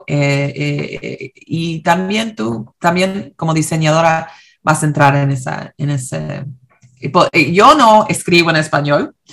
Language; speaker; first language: Spanish; early bilingual, heritage; Spanish